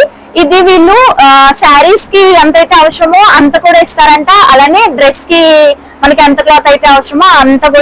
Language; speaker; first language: Telugu; native; Telugu